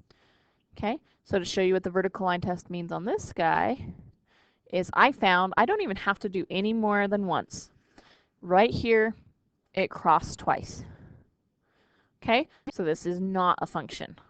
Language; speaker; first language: English; native; English